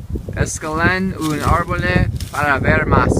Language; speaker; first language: Spanish; non-native, learner; English